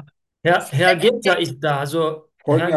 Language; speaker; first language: German; non-native, learner; Turkish